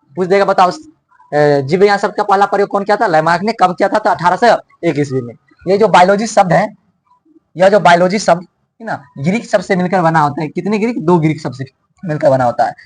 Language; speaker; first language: Hindi; native; Hindi